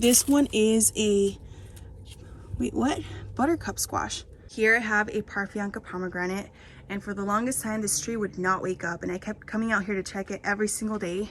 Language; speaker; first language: English; native; English